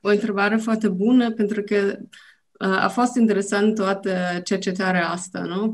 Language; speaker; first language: Romanian; non-native, learner; German